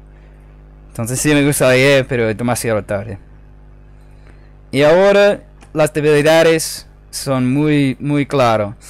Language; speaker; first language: Spanish; non-native, fluent; English